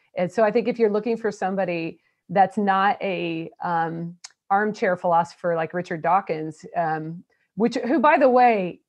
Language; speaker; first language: English; native; English